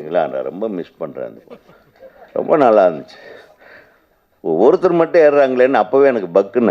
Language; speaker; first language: Tamil; native; Tamil